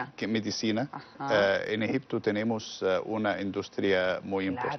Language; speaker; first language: Spanish; non-native, learner; Arabic